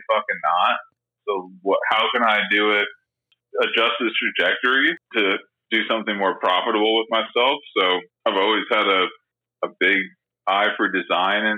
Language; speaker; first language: English; native; English